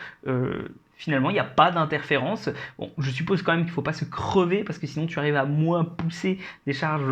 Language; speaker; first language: French; native; French